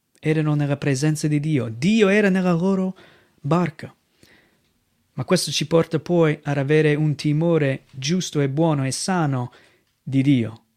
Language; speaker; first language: Italian; non-native, fluent; English